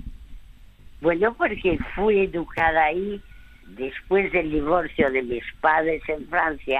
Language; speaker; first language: Spanish; early bilingual, other home language; French